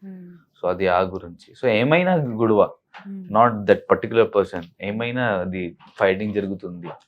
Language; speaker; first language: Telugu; non-native, learner; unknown